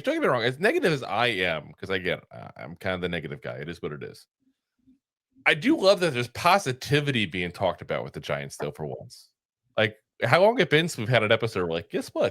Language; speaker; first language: English; native; English